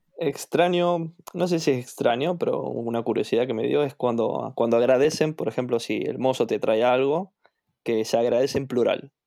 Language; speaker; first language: Spanish; native; Spanish